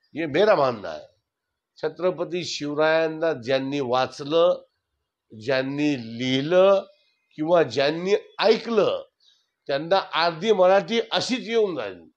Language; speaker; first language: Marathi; non-native, local second language; Urdu